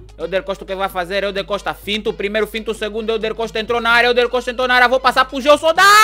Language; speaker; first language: Portuguese; native; Portuguese